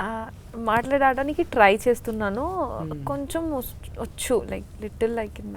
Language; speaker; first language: Telugu; non-native, learner; Bangla